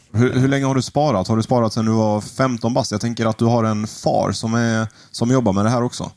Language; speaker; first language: Swedish; early bilingual, other home language; Arabic